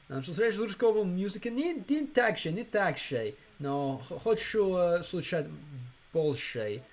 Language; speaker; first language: Russian; non-native, learner; English